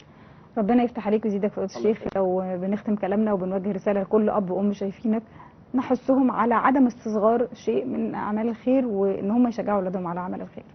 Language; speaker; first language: Arabic; native; Arabic